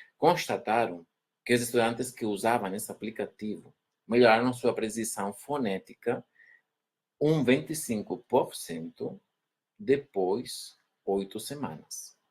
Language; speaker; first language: Portuguese; non-native, fluent; Spanish